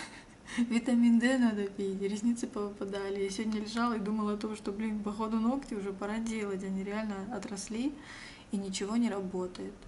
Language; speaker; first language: Russian; native; Russian